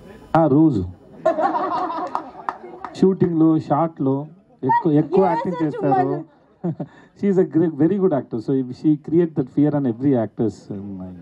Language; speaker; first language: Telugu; non-native, learner; Tamil